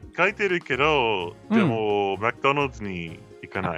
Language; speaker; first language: Japanese; non-native, learner; English